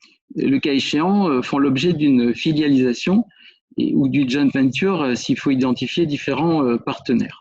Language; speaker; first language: French; native; French